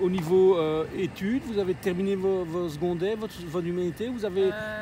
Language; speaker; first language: French; native; French